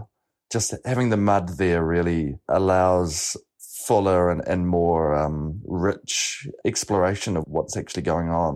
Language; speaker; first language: English; native; English